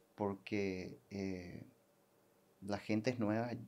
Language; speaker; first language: Spanish; native; Spanish